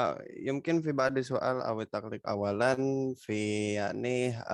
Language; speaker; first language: Arabic; non-native, learner; Indonesian